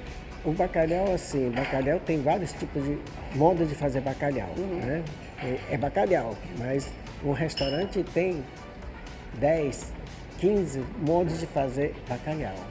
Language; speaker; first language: Portuguese; non-native, fluent; Japanese